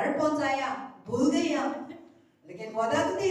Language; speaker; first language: Hindi; non-native, local second language; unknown